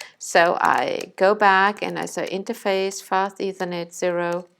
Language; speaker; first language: English; non-native, fluent; Danish